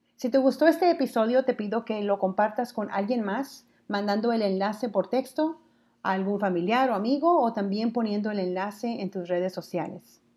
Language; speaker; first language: Spanish; early bilingual, heritage; Spanish